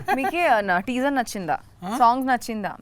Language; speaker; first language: Telugu; non-native, learner; Bangla